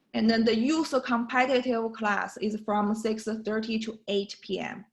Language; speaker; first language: English; non-native, learner; Chinese